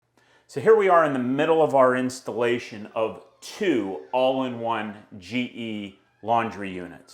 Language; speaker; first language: English; native; English